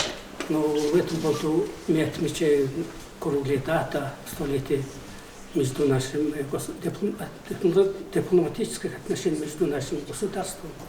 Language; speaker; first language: Russian; non-native, learner; Mongolian